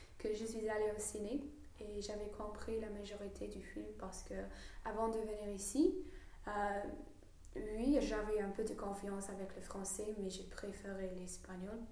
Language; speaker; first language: French; non-native, learner; English